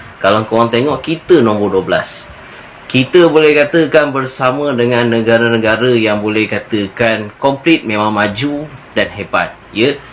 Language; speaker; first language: Malay; native; Malay